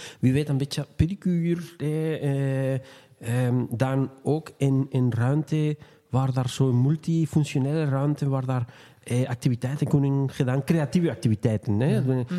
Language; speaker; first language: Dutch; non-native, fluent; Spanish